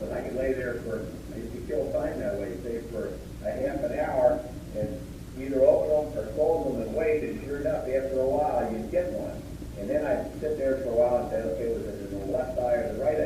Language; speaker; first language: English; native; English